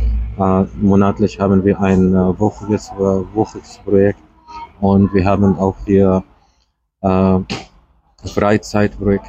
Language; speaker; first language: German; non-native, fluent; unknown